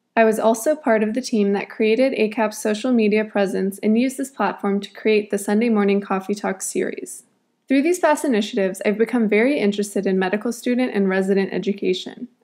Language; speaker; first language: English; native; English